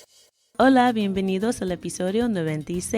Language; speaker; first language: Spanish; non-native, fluent; English